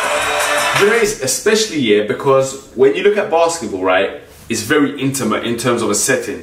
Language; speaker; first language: English; native; English